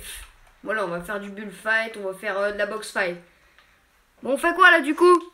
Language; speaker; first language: French; native; French